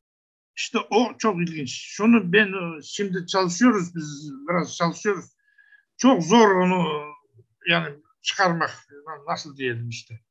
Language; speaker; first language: Turkish; non-native, learner; Kazakh